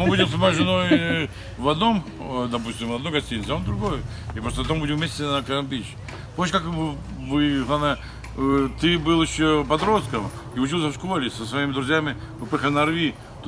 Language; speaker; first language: Russian; native; Russian